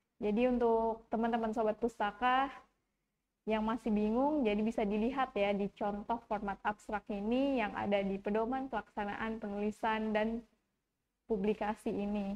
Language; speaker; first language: Indonesian; native; Indonesian